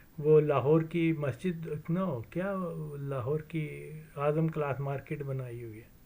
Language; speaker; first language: Urdu; non-native, local second language; Punjabi